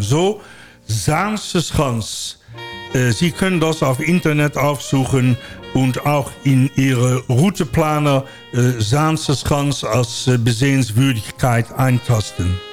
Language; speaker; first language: German; non-native, fluent; Dutch